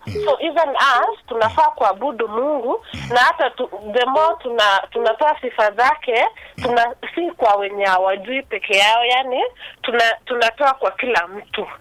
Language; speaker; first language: Swahili; non-native, local second language; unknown